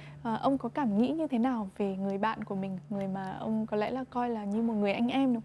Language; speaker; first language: Vietnamese; native; Vietnamese